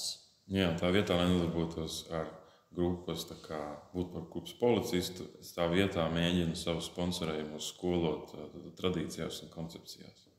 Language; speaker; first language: Latvian; native; Latvian